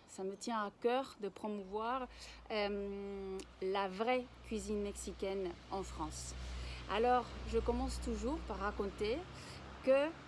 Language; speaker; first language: French; non-native, fluent; Spanish